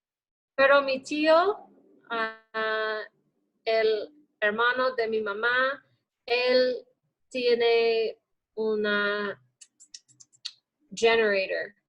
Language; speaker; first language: Spanish; non-native, learner; English